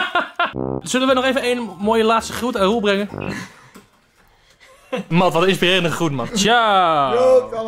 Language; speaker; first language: Dutch; native; Dutch